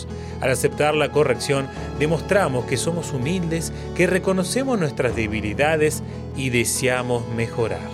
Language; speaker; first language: Spanish; native; Spanish